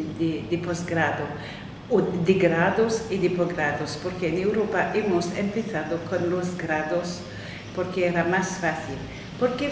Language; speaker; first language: Spanish; non-native, fluent; French